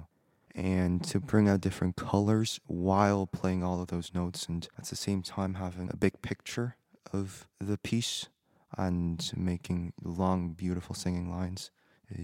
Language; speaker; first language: English; non-native, fluent; Korean